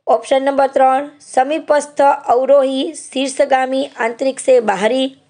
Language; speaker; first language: Hindi; non-native, local second language; Gujarati